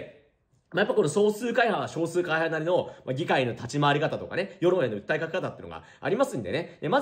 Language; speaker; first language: Japanese; native; Japanese